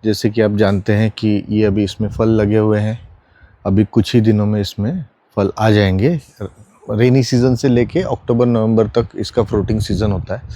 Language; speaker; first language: Hindi; non-native, local second language; Marathi